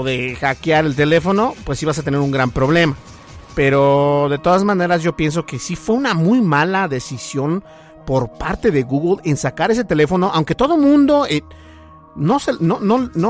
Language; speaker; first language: Spanish; native; Spanish